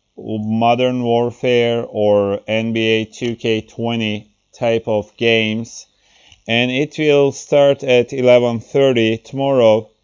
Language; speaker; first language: English; non-native, fluent; Turkish